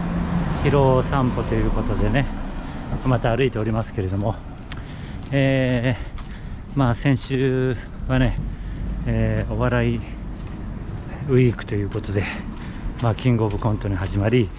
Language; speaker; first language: Japanese; native; Japanese